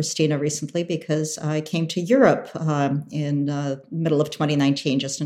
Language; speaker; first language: English; early bilingual, other home language; Russian